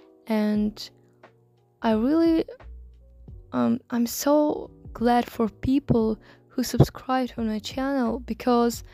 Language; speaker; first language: English; non-native, learner; Russian